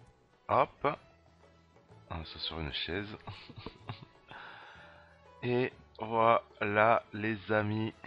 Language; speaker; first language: French; native; French